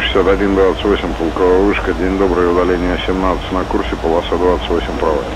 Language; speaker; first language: Russian; native; Russian